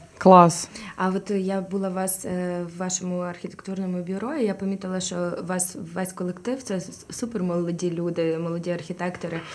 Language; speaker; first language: Ukrainian; non-native, local second language; Russian